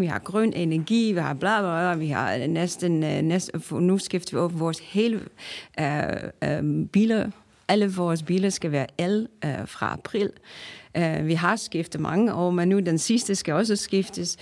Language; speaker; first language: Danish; non-native, fluent; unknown